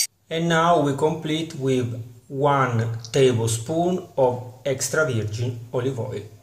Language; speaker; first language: English; non-native, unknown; Italian